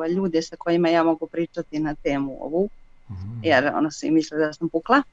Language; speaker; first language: Serbian; native; Serbian